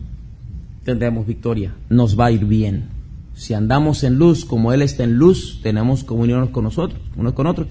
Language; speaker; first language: Spanish; native; Spanish